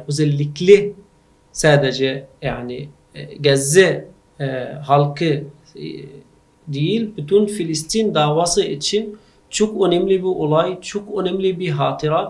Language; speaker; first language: Turkish; non-native, fluent; Arabic